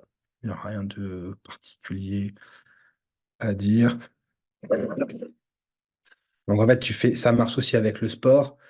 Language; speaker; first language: French; native; French